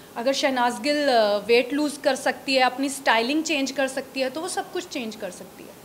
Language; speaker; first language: Hindi; non-native, local second language; Punjabi